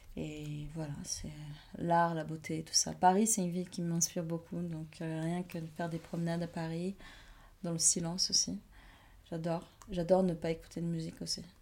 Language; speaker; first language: French; non-native, fluent; Portuguese